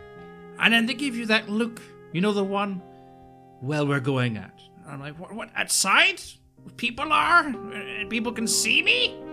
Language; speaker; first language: English; native; English